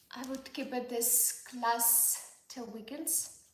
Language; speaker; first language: English; non-native, fluent; Ukrainian